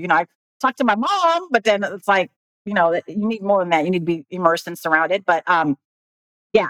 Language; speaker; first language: English; native; English